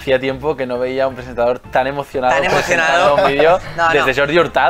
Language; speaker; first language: Spanish; native; Spanish